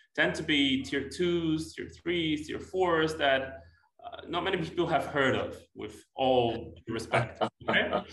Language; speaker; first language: English; non-native, fluent; Polish